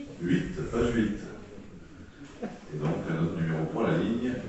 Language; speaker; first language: French; native; French